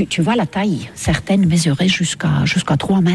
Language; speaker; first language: French; non-native, fluent; Estonian